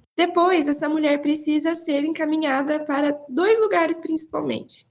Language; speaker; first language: Portuguese; native; Portuguese